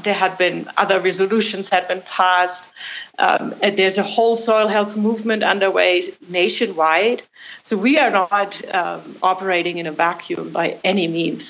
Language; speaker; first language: English; non-native, fluent; German